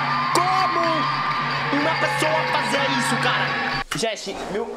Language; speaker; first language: Portuguese; non-native, learner; English